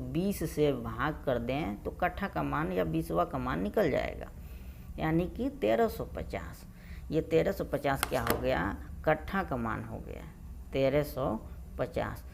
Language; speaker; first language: Hindi; native; Hindi